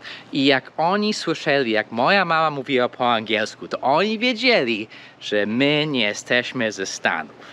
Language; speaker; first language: Polish; early bilingual, heritage; Polish